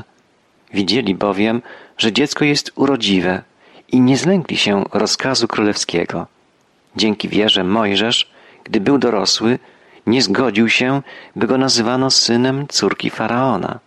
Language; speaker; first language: Polish; native; Polish